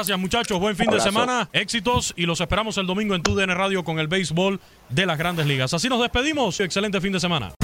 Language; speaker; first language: Spanish; native; Spanish